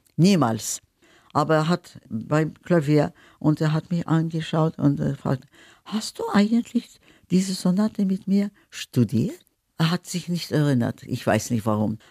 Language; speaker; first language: German; non-native, fluent; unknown